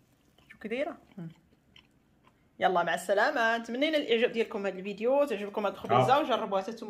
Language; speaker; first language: Arabic; native; Arabic